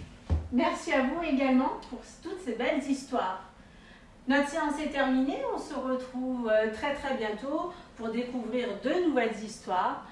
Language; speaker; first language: French; native; French